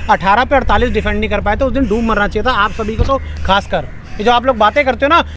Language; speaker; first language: Hindi; native; Hindi